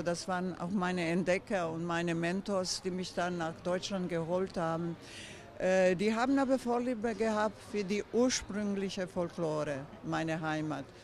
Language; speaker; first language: German; non-native, fluent; Croatian